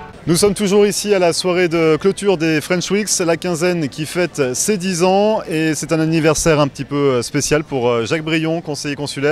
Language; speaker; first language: French; native; French